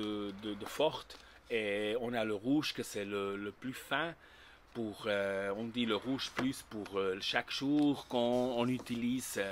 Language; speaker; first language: French; non-native, learner; Spanish